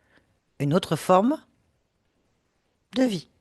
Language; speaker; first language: French; native; French